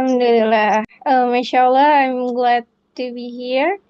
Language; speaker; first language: English; non-native, fluent; Indonesian